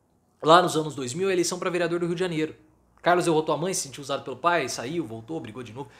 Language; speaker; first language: Portuguese; native; Portuguese